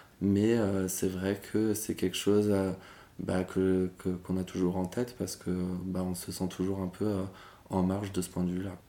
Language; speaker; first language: French; native; French